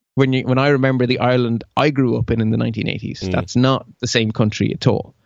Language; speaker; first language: English; early bilingual, other home language; Dutch